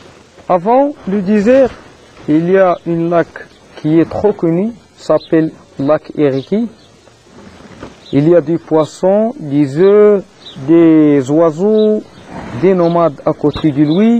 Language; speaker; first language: French; non-native, learner; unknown